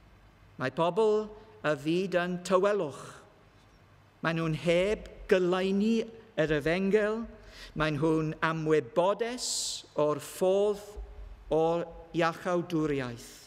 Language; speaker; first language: Welsh; non-native, learner; English